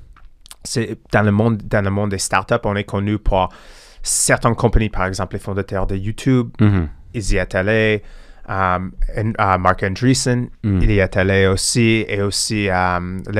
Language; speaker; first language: French; non-native, fluent; English